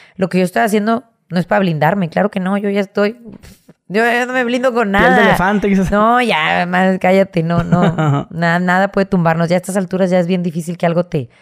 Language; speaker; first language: Spanish; native; Spanish